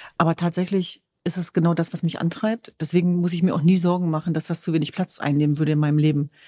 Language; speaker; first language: German; early bilingual, other home language; Kurdish